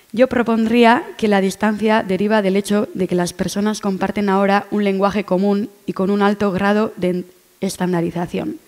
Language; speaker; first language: Spanish; non-native, local second language; Basque